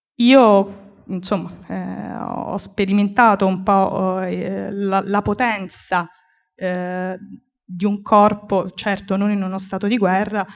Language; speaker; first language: Italian; native; Italian